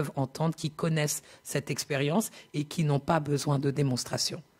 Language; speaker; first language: French; native; French